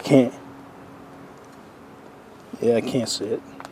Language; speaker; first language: English; native; English